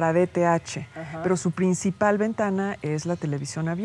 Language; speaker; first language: Spanish; native; Spanish